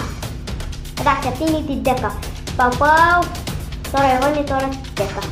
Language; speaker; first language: Greek; non-native, learner; Arabic